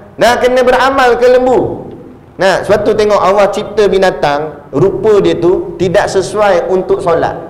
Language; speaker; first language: Malay; native; Malay